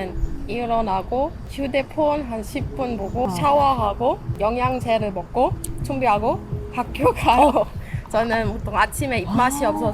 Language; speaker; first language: Korean; non-native, fluent; German